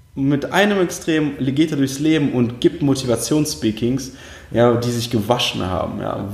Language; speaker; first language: German; early bilingual, other home language; Russian